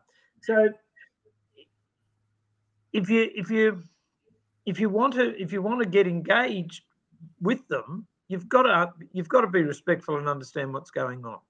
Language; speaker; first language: English; native; English